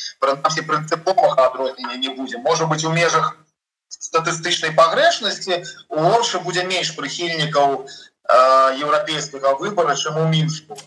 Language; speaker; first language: Belarusian; non-native, local second language; Russian